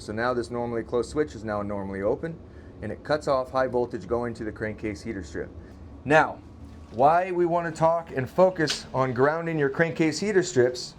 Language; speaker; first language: English; native; English